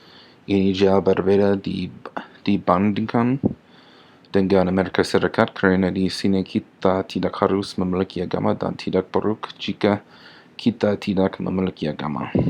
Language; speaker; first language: Indonesian; non-native, learner; English